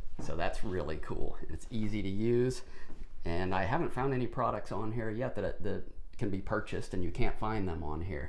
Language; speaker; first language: English; native; English